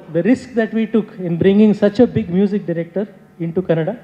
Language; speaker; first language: English; non-native, local second language; Kannada